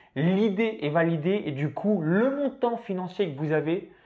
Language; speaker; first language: French; native; French